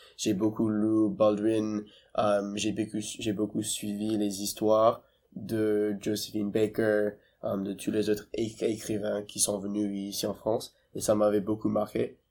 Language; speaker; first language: French; non-native, fluent; English